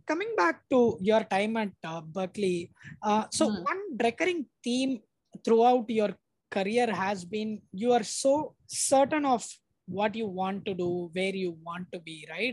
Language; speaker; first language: English; non-native, local second language; Tamil